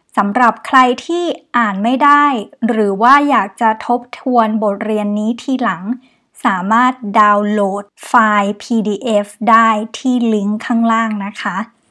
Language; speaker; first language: Thai; native; Thai